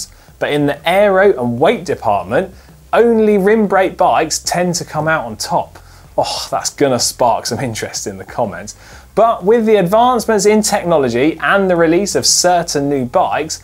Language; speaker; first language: English; native; English